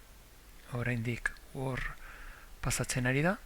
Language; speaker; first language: Basque; non-native, local second language; Spanish